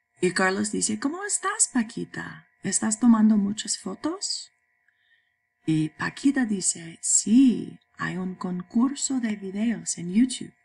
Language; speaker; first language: Spanish; non-native, fluent; English